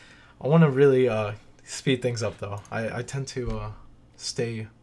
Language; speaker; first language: English; native; English